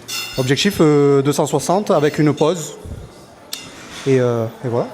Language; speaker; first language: French; native; French